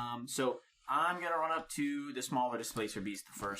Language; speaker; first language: English; native; English